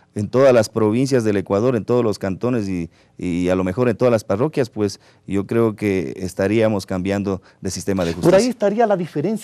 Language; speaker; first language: Spanish; native; Spanish